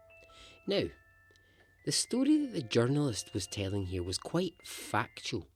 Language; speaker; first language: English; native; English